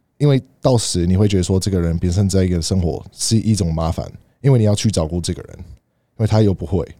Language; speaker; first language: Chinese; early bilingual, heritage; Chinese